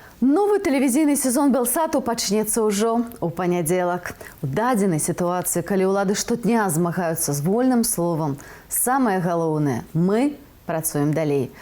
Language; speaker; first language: Belarusian; native; Belarusian